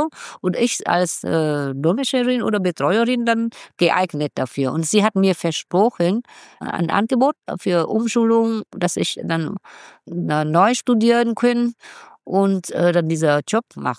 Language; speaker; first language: German; non-native, fluent; Vietnamese